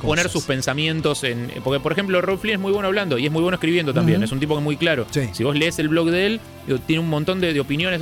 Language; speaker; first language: Spanish; native; Spanish